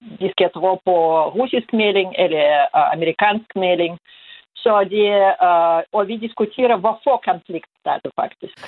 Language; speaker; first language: Danish; non-native, fluent; Russian